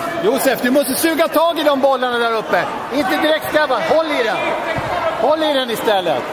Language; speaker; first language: Swedish; native; Swedish